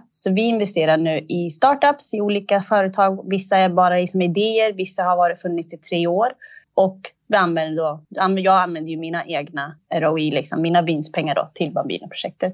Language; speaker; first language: Swedish; early bilingual, other home language; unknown